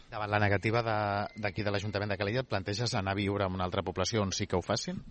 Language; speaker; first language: Catalan; native; Catalan